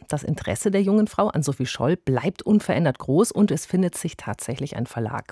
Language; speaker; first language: German; native; German